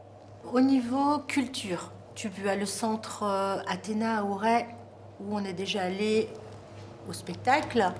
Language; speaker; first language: French; native; French